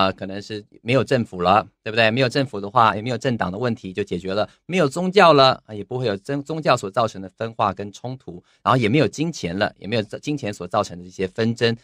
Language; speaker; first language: Chinese; native; Chinese